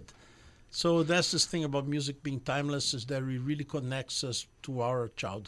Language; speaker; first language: English; non-native, fluent; Portuguese